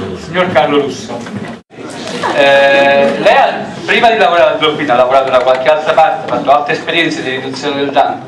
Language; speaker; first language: Italian; native; Italian